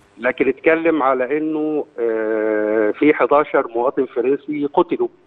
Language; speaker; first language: Egyptian Arabic; native; Egyptian Arabic